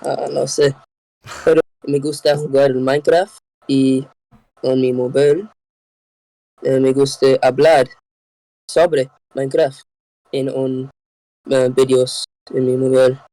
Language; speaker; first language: Spanish; non-native, learner; English